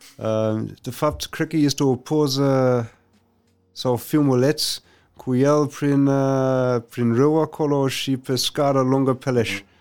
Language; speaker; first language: Romanian; non-native, fluent; English